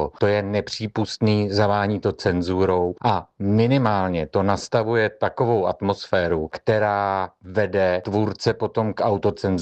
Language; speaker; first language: Czech; native; Czech